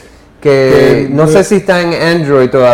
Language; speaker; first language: Spanish; early bilingual, heritage; English